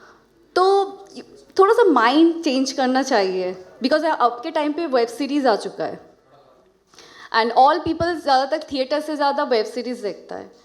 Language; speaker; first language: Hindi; non-native, local second language; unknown